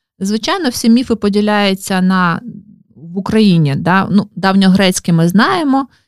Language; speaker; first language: Ukrainian; non-native, local second language; Russian